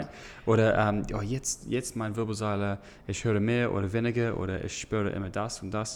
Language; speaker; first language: German; non-native, learner; English